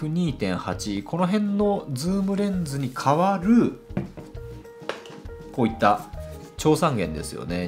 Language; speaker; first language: Japanese; native; Japanese